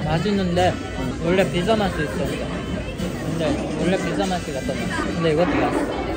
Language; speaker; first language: Korean; non-native, learner; Japanese